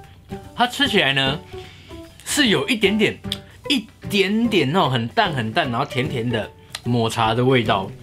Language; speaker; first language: Chinese; native; Chinese